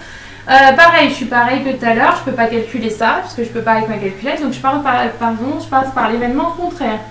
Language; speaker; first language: French; native; French